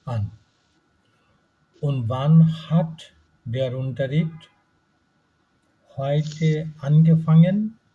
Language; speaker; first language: German; non-native, fluent; Bangla